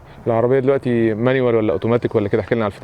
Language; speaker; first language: Arabic; native; Arabic